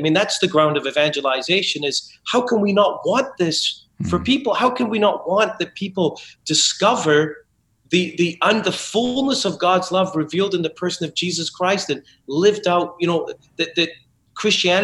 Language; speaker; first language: English; native; English